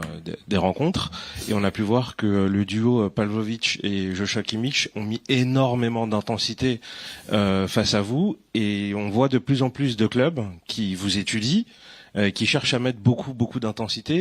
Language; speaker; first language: French; native; French